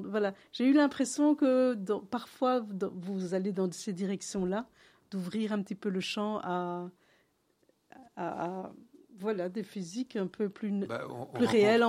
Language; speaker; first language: French; native; French